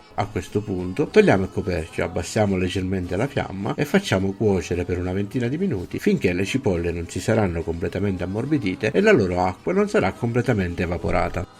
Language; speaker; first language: Italian; native; Italian